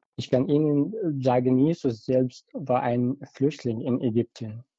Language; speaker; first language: German; non-native, fluent; Arabic